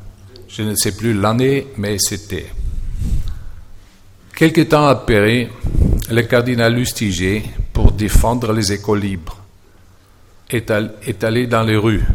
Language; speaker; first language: French; non-native, fluent; German